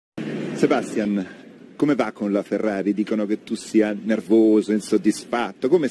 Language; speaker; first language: Italian; native; Italian